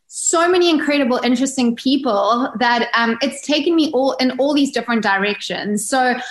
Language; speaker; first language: English; native; English